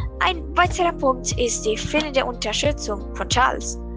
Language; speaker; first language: German; non-native, learner; Spanish